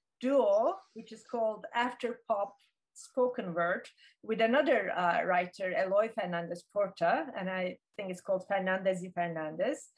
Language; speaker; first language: English; non-native, fluent; Turkish